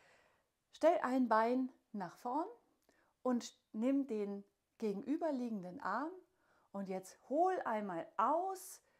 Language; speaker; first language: German; native; German